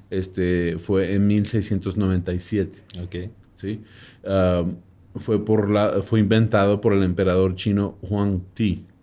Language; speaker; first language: Spanish; non-native, fluent; English